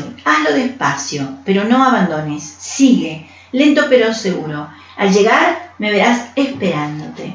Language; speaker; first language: Spanish; native; Spanish